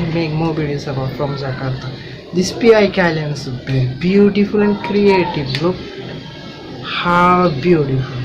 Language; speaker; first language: English; non-native, learner; Bangla